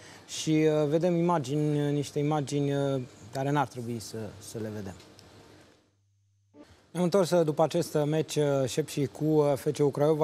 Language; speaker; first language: Romanian; native; Romanian